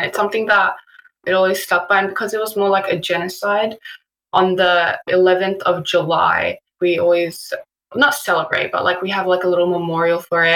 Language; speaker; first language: English; native; English